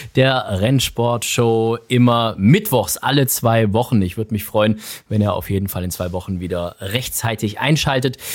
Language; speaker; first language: German; native; German